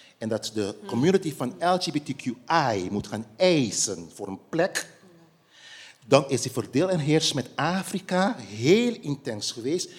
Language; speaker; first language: Dutch; non-native, local second language; Papiamento